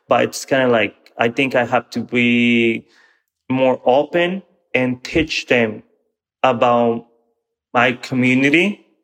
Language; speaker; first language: English; non-native, fluent; Spanish